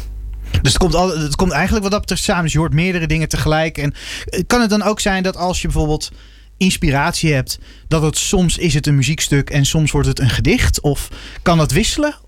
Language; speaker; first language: Dutch; native; Dutch